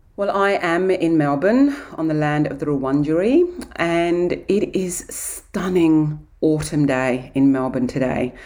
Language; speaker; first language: English; native; English